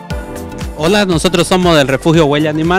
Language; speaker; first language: Spanish; native; Spanish